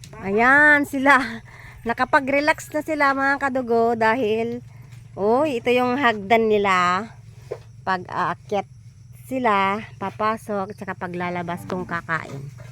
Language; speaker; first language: Filipino; non-native, local second language; Iloko